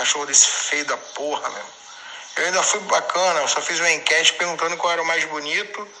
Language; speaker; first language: Portuguese; native; Portuguese